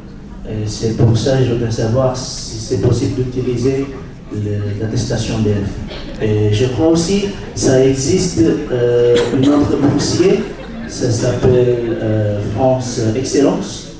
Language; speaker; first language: French; non-native, fluent; Indonesian